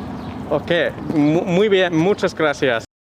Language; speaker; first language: Spanish; non-native, learner; English